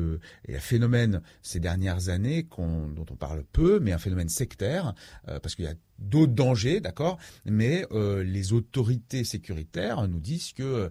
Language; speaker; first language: French; native; French